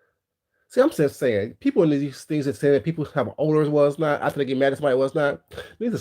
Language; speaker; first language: English; native; English